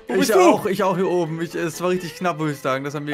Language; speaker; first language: German; native; German